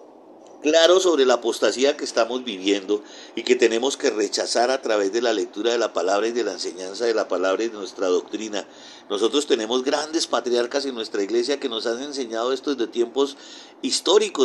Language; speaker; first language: Spanish; native; Spanish